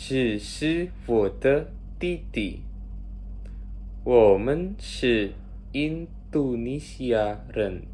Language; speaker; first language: Chinese; non-native, learner; Indonesian